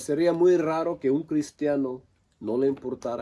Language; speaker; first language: Spanish; non-native, local second language; Low German